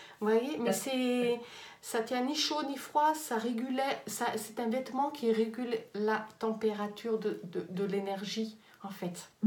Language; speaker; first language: French; native; French